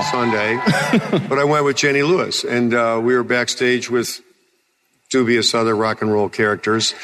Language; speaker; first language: English; native; English